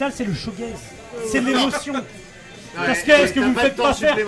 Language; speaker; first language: French; native; French